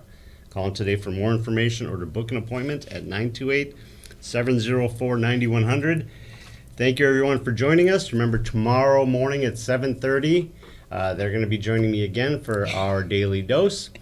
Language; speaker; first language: English; native; English